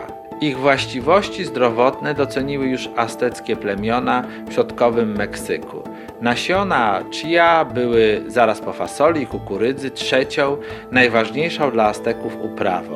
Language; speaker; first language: Polish; native; Polish